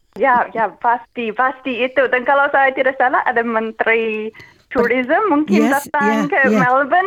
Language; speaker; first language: Indonesian; non-native, fluent; English